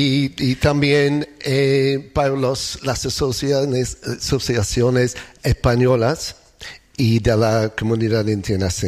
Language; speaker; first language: Spanish; non-native, fluent; English